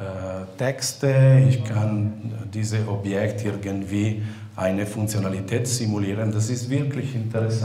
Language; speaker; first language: German; non-native, fluent; Italian